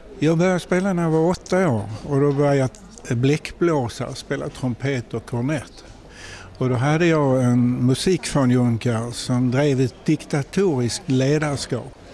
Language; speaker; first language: Swedish; native; Swedish